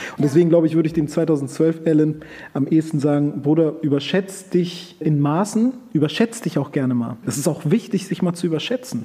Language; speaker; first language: German; early bilingual, other home language; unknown